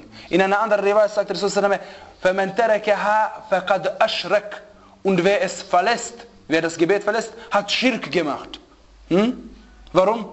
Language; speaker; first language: German; non-native, fluent; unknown